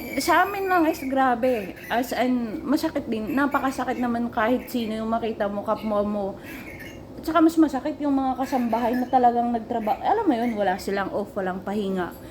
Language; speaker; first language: Filipino; native; Filipino